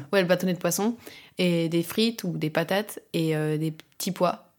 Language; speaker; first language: French; native; French